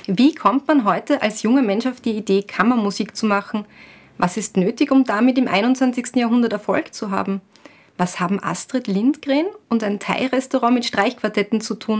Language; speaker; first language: German; native; German